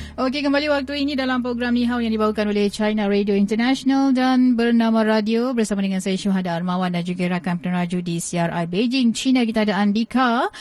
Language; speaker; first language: Malay; native; Malay